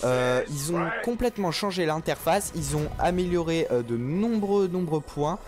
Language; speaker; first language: French; native; French